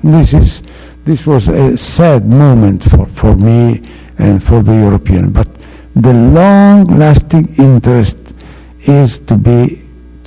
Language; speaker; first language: English; non-native, fluent; Italian